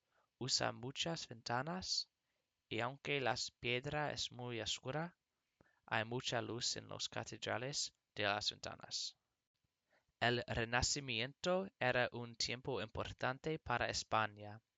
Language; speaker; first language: Spanish; non-native, learner; English